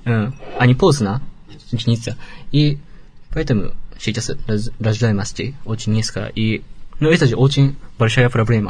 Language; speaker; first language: Russian; non-native, learner; Japanese